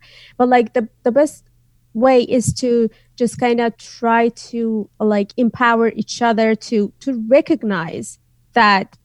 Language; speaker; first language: English; non-native, fluent; Azerbaijani